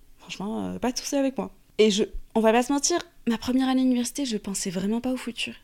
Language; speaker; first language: French; non-native, fluent; Arabic